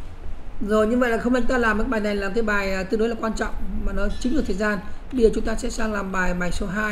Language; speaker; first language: Vietnamese; native; Vietnamese